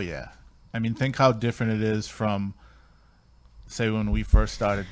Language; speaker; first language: English; native; English